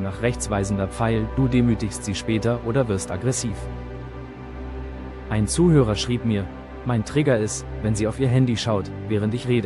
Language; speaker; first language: German; native; German